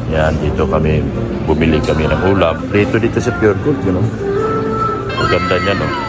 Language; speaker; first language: Filipino; non-native, local second language; Cebuano